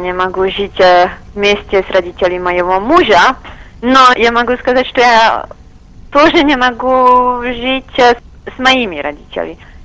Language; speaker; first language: Russian; non-native, learner; Czech